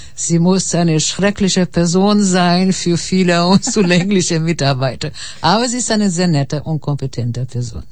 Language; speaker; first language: German; non-native, fluent; Portuguese